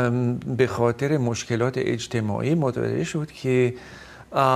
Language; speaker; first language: Persian; non-native, fluent; Dutch